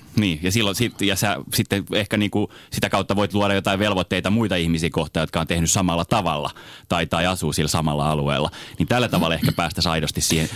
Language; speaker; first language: Finnish; native; Finnish